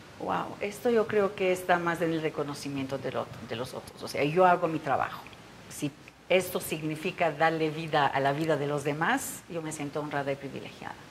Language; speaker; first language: Spanish; non-native, fluent; Turkish